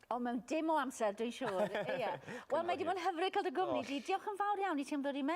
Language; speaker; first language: Welsh; native; Welsh